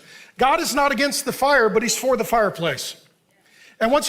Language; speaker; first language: English; native; English